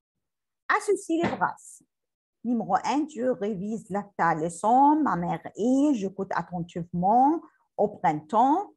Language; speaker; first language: French; non-native, learner; Arabic